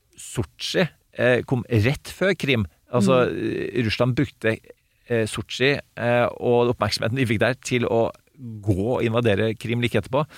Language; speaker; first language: Norwegian; native; Norwegian